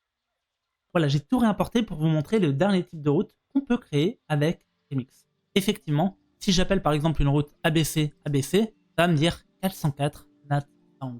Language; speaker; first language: French; native; French